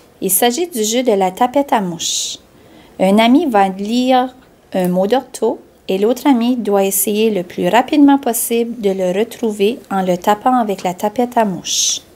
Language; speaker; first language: French; native; French